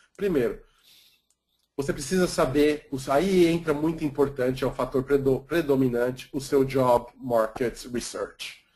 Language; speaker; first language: Portuguese; native; Portuguese